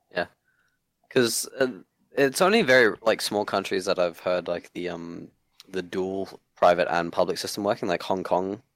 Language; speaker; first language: English; non-native, local second language; Cantonese